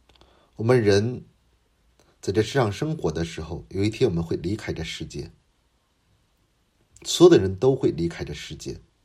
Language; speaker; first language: Chinese; non-native, fluent; Korean